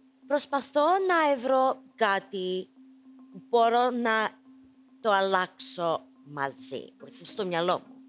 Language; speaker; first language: Greek; early bilingual, heritage; Greek